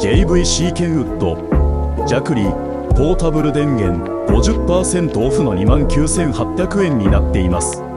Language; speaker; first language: Japanese; native; Japanese